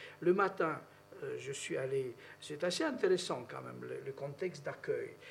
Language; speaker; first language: French; non-native, fluent; Romanian